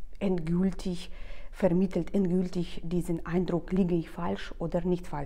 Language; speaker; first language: German; non-native, fluent; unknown